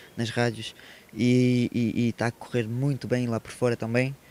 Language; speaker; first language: Portuguese; early bilingual, heritage; French